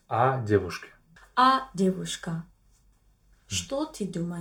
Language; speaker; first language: Russian; non-native, learner; English